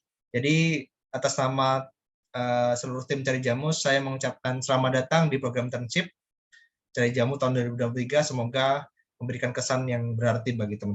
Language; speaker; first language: Indonesian; native; Indonesian